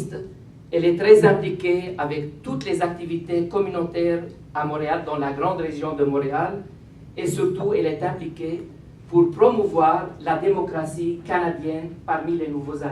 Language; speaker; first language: French; non-native, fluent; Arabic